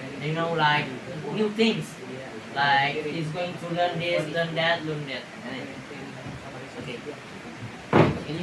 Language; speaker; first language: English; non-native, fluent; Indonesian